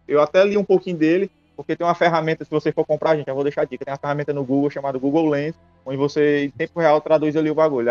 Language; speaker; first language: Portuguese; native; Portuguese